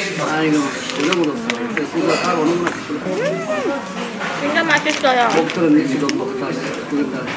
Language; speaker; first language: Korean; non-native, learner; Chinese